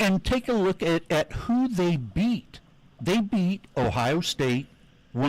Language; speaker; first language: English; native; English